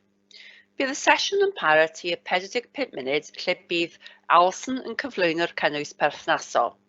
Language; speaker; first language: Welsh; native; Welsh